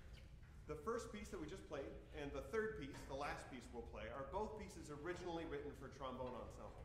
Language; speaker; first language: English; native; English